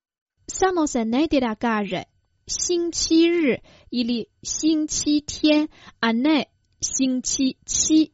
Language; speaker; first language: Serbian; non-native, fluent; Chinese